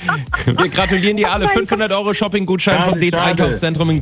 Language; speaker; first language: German; native; German